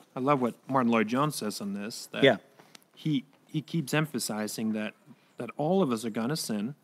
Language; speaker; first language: English; non-native, fluent; Danish